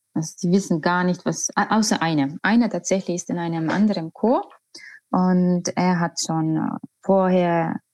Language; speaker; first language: German; non-native, fluent; Estonian